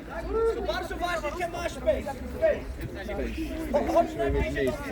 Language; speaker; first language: Polish; non-native, learner; English